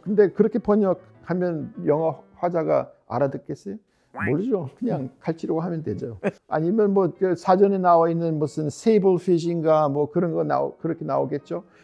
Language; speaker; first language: Korean; non-native, fluent; English